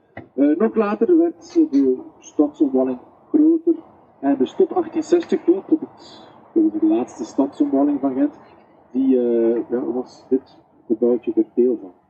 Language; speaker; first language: Dutch; native; Dutch